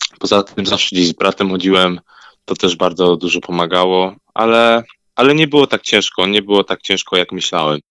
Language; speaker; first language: Polish; early bilingual, heritage; Polish